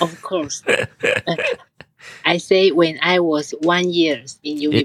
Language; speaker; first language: English; non-native, learner; Chinese